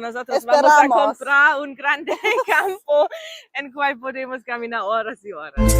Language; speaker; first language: Spanish; non-native, fluent; German